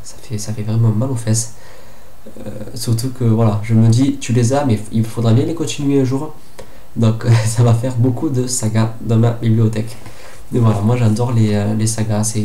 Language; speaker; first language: French; native; French